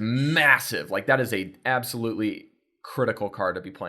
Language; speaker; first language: English; native; English